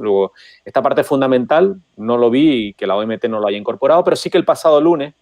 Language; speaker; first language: Spanish; native; Spanish